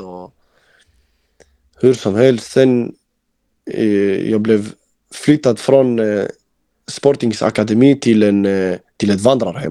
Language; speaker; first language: Swedish; early bilingual, other home language; Albanian